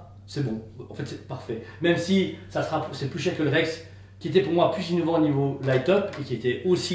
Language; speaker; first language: French; native; French